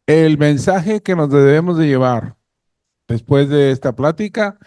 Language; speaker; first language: Spanish; native; Spanish